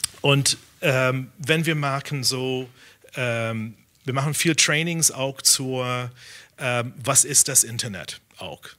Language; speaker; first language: German; non-native, fluent; English